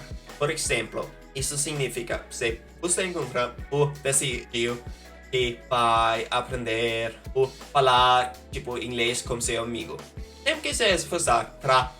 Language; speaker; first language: Portuguese; non-native, fluent; Norwegian